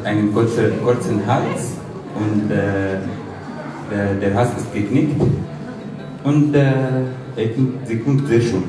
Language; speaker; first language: German; non-native, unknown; Arabic